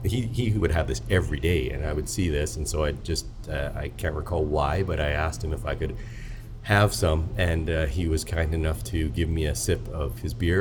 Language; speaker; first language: English; native; English